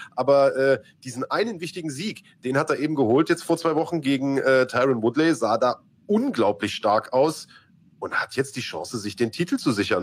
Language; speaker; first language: German; native; German